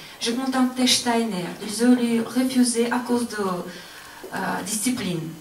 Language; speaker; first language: French; non-native, learner; Russian